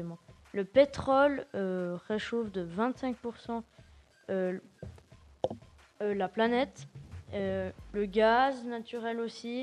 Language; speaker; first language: French; native; French